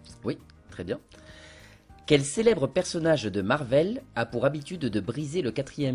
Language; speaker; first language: French; native; French